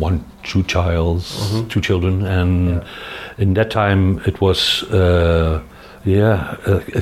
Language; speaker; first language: English; non-native, fluent; Dutch